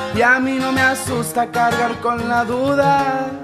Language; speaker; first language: Spanish; native; Spanish